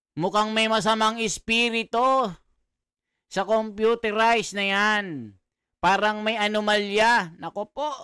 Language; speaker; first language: Filipino; native; Filipino